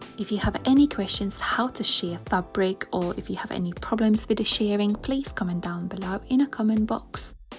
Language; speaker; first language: English; non-native, fluent; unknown